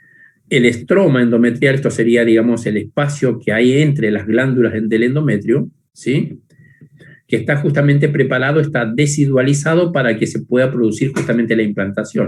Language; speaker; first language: Spanish; native; Spanish